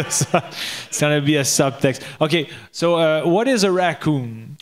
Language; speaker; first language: English; non-native, learner; French